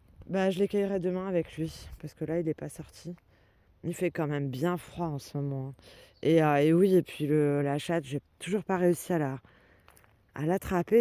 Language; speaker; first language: French; native; French